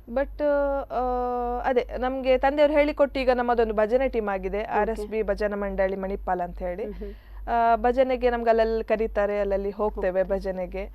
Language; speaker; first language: Kannada; non-native, local second language; Konkani